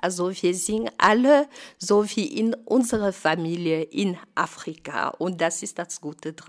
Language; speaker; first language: German; non-native, fluent; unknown